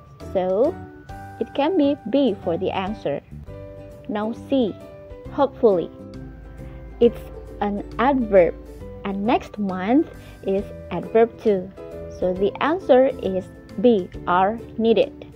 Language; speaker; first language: English; non-native, fluent; Indonesian